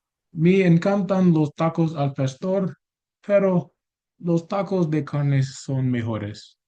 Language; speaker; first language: Spanish; non-native, learner; English